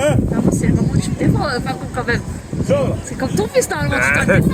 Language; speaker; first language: French; native; French